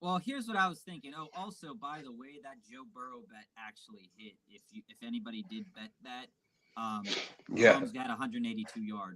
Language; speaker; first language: English; native; English